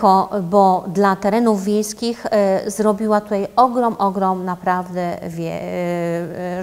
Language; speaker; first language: Polish; native; Polish